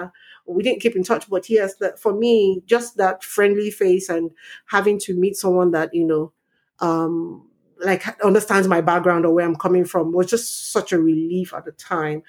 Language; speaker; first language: English; non-native, local second language; Yoruba